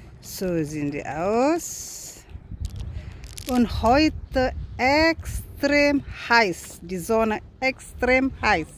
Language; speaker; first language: German; non-native, learner; Indonesian